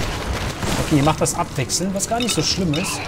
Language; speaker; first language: German; native; German